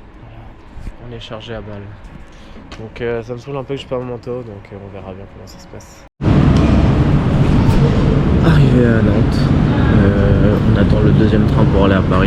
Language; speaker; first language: French; native; French